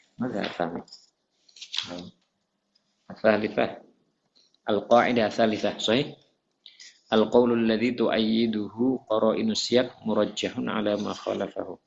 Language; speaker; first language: Arabic; non-native, fluent; Indonesian